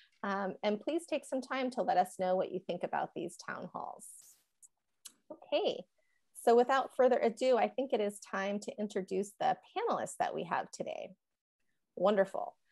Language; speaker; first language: English; native; English